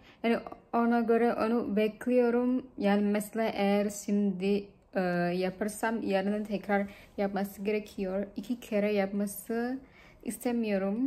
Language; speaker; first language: Turkish; non-native, learner; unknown